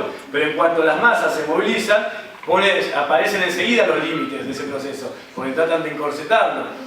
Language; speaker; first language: Spanish; native; Spanish